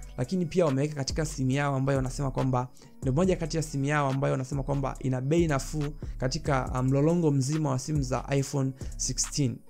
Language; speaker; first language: Swahili; native; Swahili